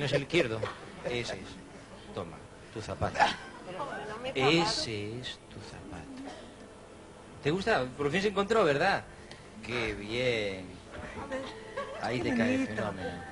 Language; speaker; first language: Spanish; native; Spanish